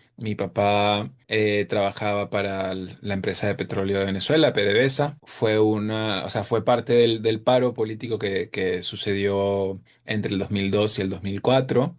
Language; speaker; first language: Spanish; native; Spanish